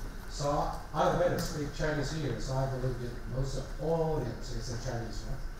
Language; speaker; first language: English; non-native, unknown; Chinese